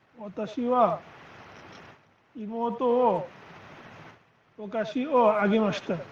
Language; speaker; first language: Japanese; non-native, learner; Bangla